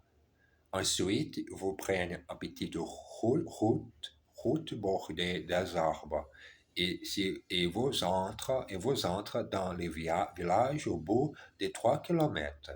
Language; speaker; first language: French; non-native, learner; German